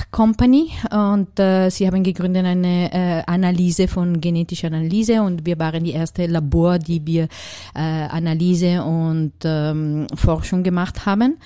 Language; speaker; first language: German; non-native, fluent; Italian